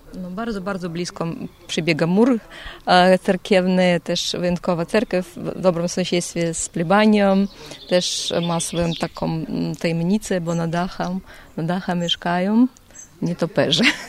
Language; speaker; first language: Polish; non-native, fluent; Russian